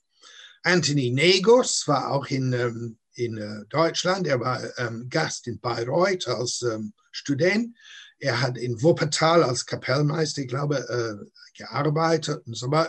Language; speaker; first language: German; non-native, fluent; English